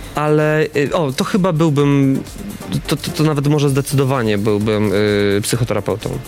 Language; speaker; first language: Polish; native; Polish